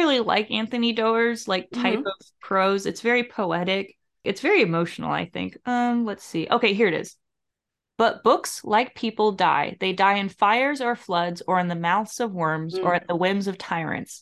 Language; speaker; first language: English; native; English